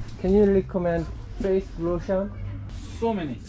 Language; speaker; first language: English; non-native, learner; Korean